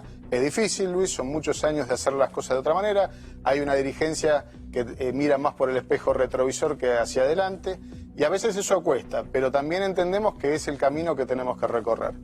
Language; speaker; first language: Spanish; native; Spanish